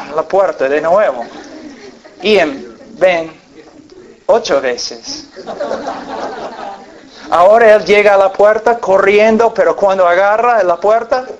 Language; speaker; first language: Spanish; non-native, fluent; English